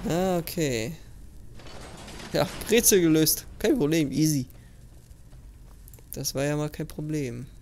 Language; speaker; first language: German; native; German